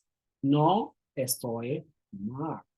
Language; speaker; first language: Spanish; non-native, learner; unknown